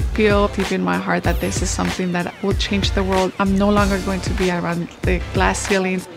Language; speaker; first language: English; early bilingual, other home language; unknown